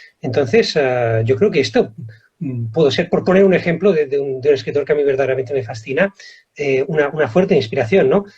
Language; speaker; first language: Spanish; native; Spanish